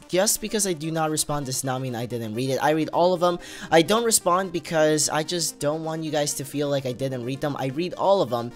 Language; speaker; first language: English; native; English